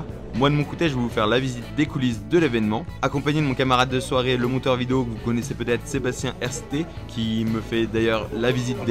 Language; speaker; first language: French; native; French